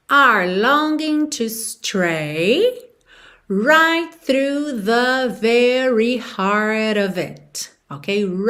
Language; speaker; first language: English; non-native, fluent; Portuguese